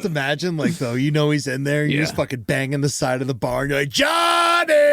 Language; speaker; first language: English; native; English